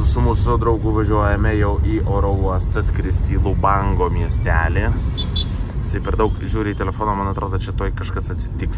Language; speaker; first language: Lithuanian; native; Lithuanian